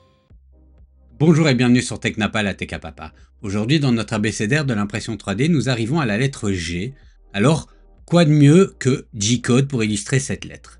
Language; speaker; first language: French; native; French